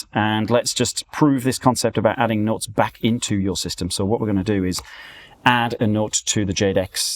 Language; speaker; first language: English; native; English